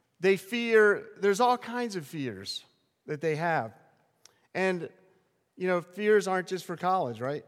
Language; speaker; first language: English; native; English